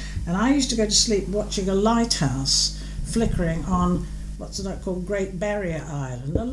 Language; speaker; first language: English; native; English